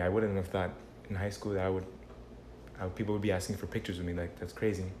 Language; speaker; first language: English; early bilingual, other home language; Spanish